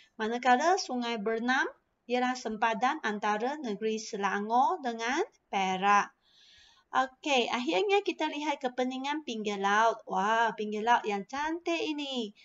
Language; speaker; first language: Malay; non-native, local second language; Chinese